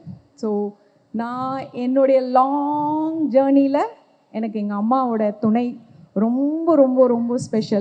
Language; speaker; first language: Tamil; native; Tamil